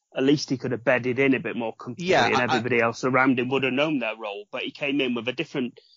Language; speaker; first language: English; native; English